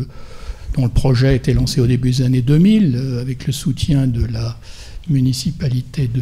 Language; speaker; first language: French; native; French